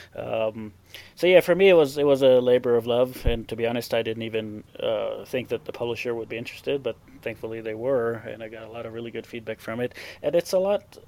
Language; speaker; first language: English; non-native, fluent; Hebrew